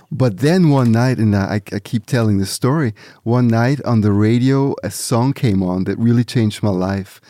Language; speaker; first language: English; early bilingual, other home language; Swiss German